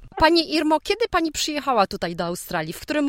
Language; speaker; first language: Polish; native; Polish